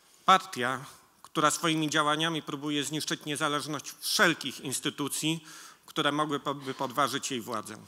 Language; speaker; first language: Polish; native; Polish